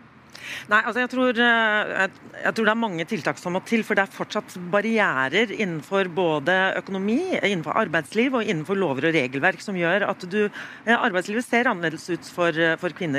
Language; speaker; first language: Norwegian; native; Norwegian